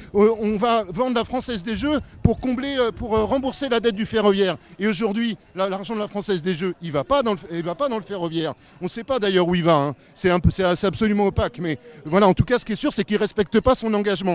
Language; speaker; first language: French; native; French